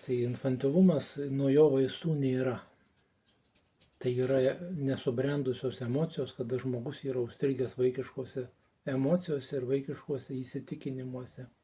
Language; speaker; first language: Lithuanian; native; Lithuanian